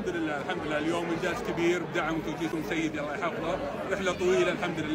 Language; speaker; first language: Arabic; native; Arabic